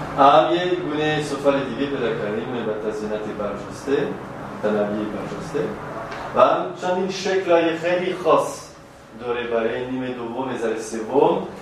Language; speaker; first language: Persian; non-native, fluent; French